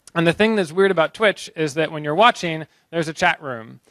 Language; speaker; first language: English; native; English